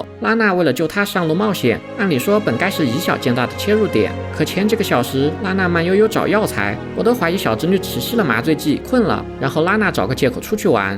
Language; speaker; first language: Chinese; native; Chinese